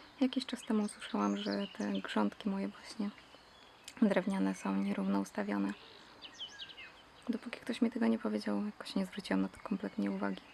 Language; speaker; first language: Polish; native; Polish